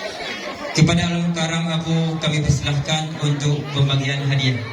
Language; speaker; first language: Indonesian; non-native, local second language; Achinese